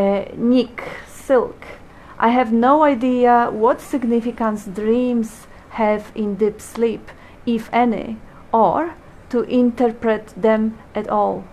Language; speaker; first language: English; non-native, fluent; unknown